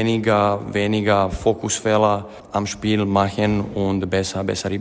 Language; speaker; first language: German; non-native, learner; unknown